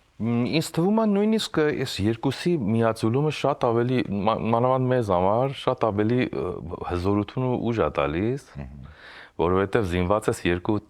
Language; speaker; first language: Armenian; early bilingual, heritage; Armenian